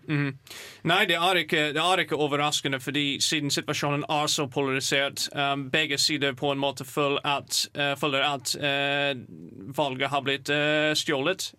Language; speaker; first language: Norwegian; non-native, fluent; English